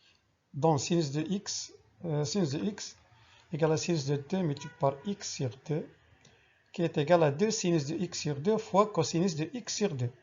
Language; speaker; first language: French; non-native, local second language; Arabic